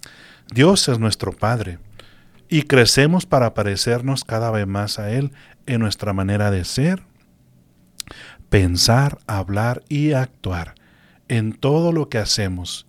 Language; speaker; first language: Spanish; native; Spanish